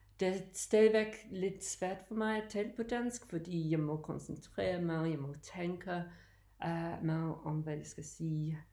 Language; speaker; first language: Danish; non-native, learner; English